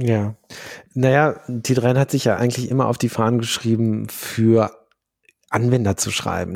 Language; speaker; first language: German; native; German